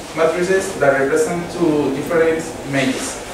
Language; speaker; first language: English; non-native, learner; Spanish